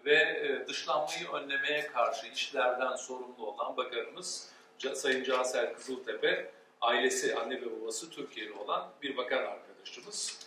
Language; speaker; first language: Turkish; early bilingual, heritage; Turkish